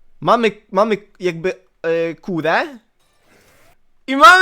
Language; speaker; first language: Polish; native; Polish